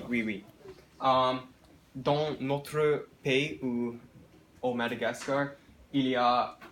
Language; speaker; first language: French; non-native, learner; English